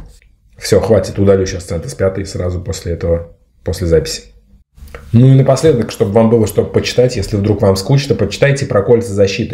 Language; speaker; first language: Russian; native; Russian